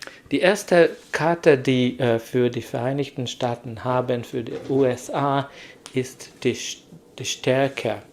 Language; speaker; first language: German; non-native, learner; Hungarian